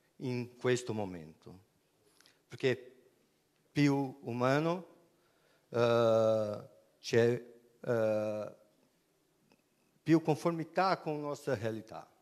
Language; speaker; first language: Italian; non-native, learner; Portuguese